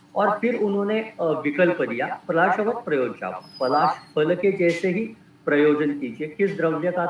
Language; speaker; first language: Hindi; non-native, local second language; Marathi